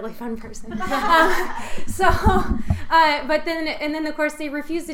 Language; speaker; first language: English; native; English